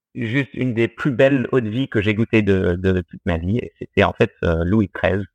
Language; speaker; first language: French; early bilingual, heritage; English